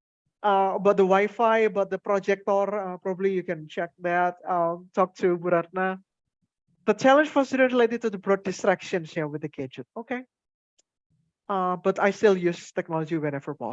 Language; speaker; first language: English; non-native, fluent; Indonesian